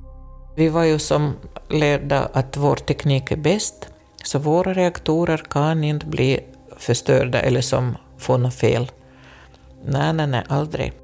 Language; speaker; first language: Swedish; non-native, fluent; Russian